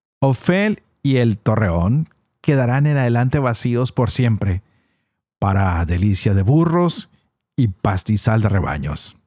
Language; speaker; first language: Spanish; native; Spanish